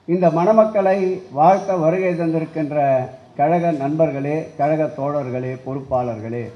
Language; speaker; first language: Tamil; native; Tamil